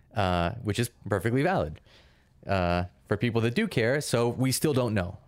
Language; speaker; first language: English; early bilingual, other home language; Russian